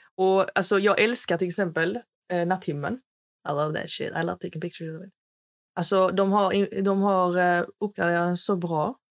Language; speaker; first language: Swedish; non-native, fluent; Arabic